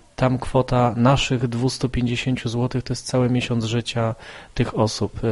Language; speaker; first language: Polish; native; Polish